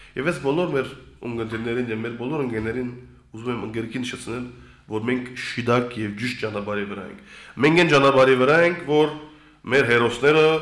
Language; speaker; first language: Armenian; early bilingual, heritage; Armenian